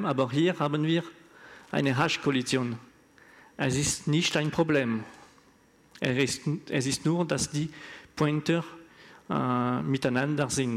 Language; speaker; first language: German; non-native, learner; French